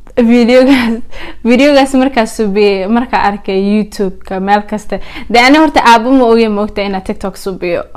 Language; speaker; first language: Somali; early bilingual, heritage; Somali